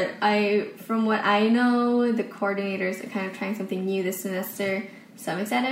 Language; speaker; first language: English; non-native, local second language; Filipino